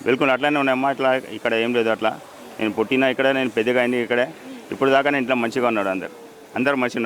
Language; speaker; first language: Telugu; non-native, local second language; Urdu